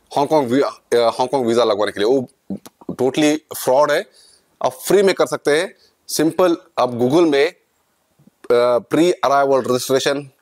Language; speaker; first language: Hindi; non-native, local second language; Kannada